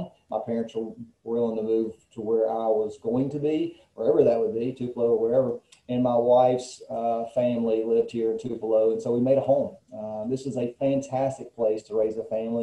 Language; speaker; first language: English; native; English